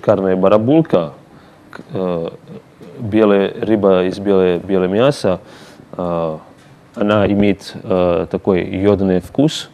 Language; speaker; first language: Russian; non-native, learner; Italian